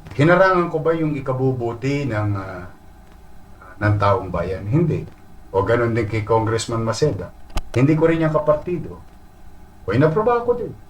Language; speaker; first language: Filipino; native; Filipino